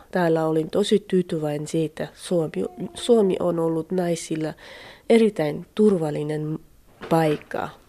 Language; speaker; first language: Finnish; non-native, learner; Central Kurdish